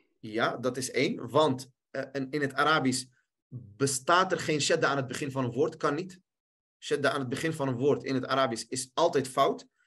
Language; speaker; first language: Dutch; early bilingual, other home language; Arabic